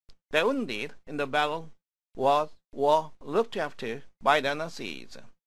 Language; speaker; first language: English; non-native, fluent; Korean